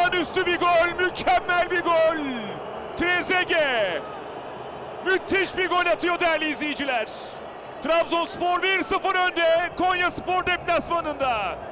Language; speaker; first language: Turkish; native; Turkish